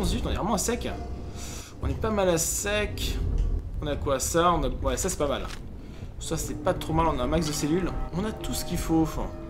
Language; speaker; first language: French; native; French